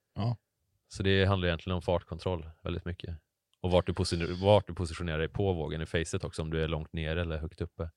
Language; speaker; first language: Swedish; native; Swedish